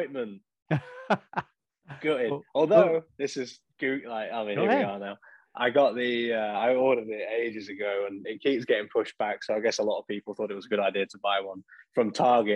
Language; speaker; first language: English; native; English